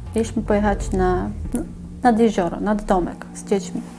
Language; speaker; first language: Polish; native; Polish